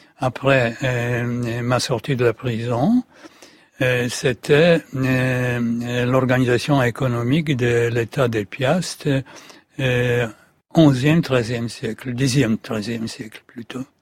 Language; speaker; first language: French; non-native, fluent; Polish